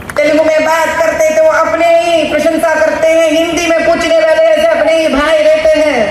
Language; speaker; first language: Hindi; non-native, local second language; Telugu